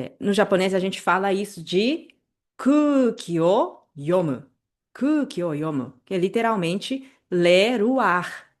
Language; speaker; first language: Portuguese; native; Portuguese